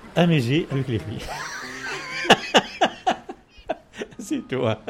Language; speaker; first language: French; non-native, learner; Arabic